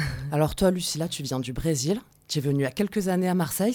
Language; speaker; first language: French; native; French